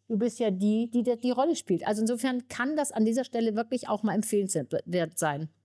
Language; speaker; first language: German; native; German